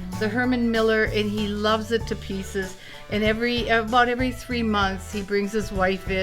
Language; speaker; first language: English; native; English